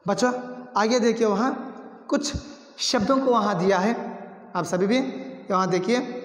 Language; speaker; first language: Hindi; non-native, local second language; Kannada